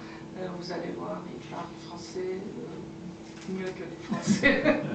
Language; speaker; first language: French; non-native, fluent; Persian